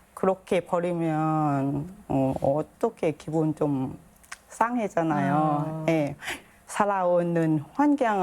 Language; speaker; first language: Korean; non-native, learner; Thai